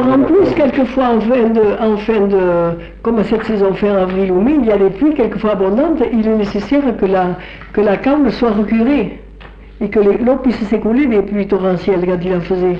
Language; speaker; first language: French; native; French